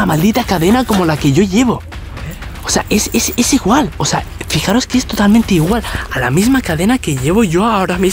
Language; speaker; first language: Spanish; native; Spanish